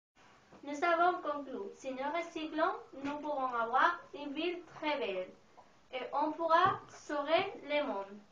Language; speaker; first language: French; non-native, learner; Spanish